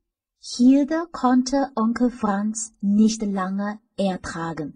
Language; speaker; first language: German; non-native, fluent; Chinese